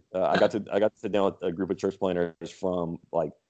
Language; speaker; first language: English; native; English